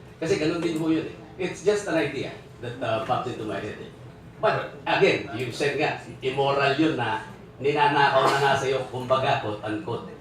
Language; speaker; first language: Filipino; native; Filipino